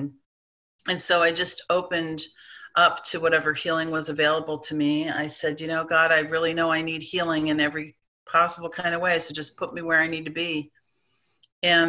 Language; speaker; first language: English; native; English